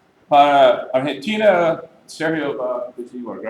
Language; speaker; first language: Spanish; non-native, learner; English